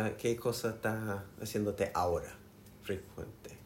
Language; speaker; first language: Spanish; non-native, learner; English